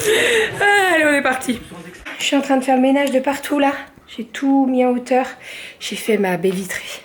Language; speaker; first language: French; native; French